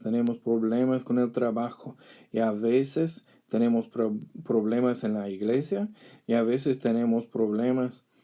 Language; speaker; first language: Spanish; non-native, fluent; English